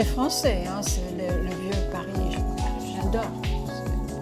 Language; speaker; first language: French; non-native, fluent; English